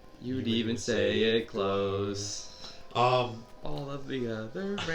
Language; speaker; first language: English; native; English